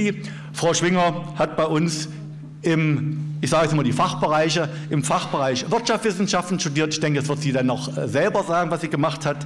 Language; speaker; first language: German; native; German